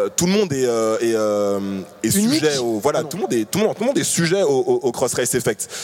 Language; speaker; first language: French; native; French